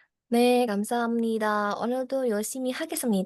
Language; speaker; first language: Korean; non-native, fluent; Indonesian